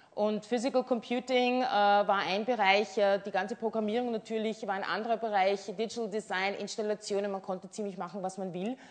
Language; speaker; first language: German; native; German